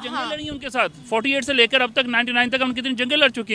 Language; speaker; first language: Hindi; native; Hindi